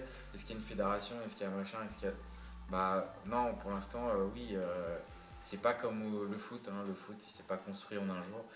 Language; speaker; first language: French; native; French